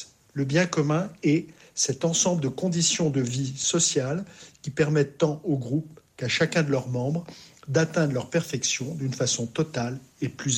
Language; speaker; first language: French; native; French